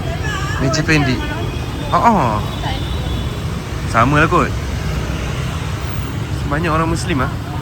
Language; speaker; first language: Malay; native; Malay